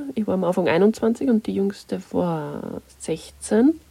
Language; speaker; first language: German; native; German